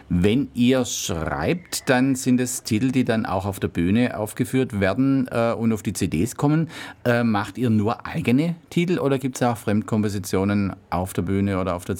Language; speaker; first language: German; native; German